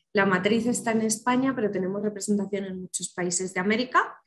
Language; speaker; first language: Spanish; native; Spanish